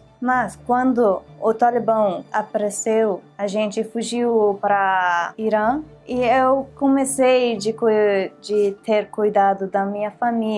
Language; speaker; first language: Portuguese; non-native, learner; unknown